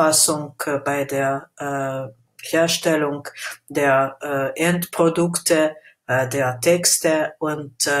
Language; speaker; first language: German; non-native, fluent; Russian